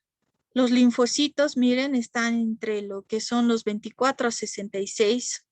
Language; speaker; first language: Spanish; native; Spanish